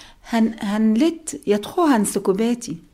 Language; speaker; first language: Danish; non-native, learner; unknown